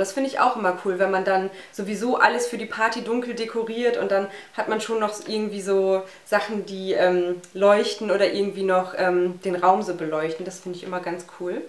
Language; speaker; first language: German; native; German